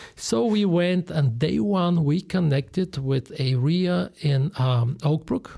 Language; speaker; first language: English; non-native, fluent; Bulgarian